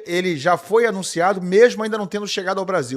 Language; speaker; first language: Portuguese; native; Portuguese